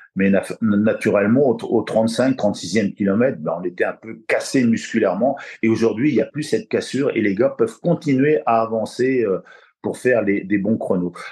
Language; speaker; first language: French; native; French